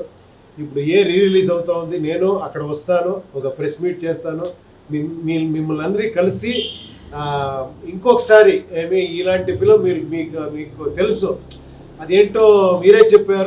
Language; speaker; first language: Telugu; non-native, local second language; Kannada